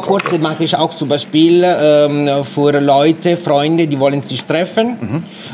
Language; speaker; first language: German; non-native, fluent; Italian